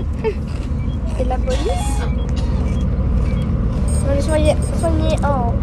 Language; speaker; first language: French; native; French